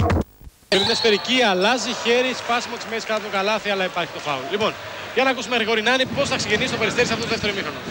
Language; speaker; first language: Greek; native; Greek